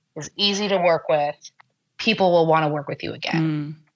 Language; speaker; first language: English; native; English